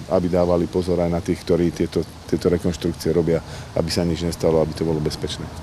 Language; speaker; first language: Slovak; native; Slovak